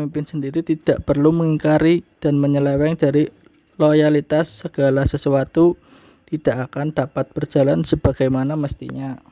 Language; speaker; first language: Indonesian; native; Indonesian